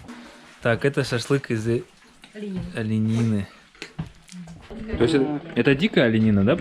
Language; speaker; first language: Russian; native; Russian